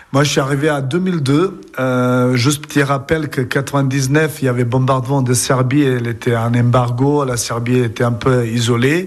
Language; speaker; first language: French; non-native, fluent; Serbian